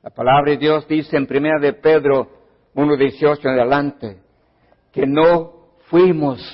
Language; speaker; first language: Spanish; early bilingual, heritage; Spanish